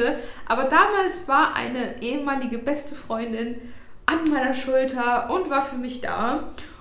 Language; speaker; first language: German; native; German